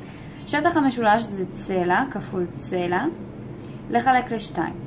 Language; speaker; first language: Hebrew; native; Hebrew